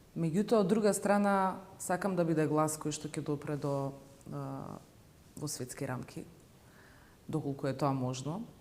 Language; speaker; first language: Macedonian; native; Macedonian